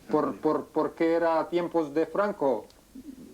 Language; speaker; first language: Spanish; non-native, fluent; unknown